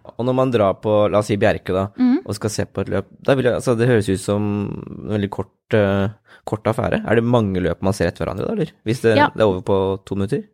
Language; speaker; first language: Norwegian; native; Norwegian